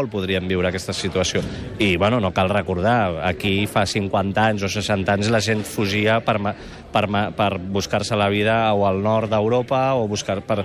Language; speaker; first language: Catalan; native; Catalan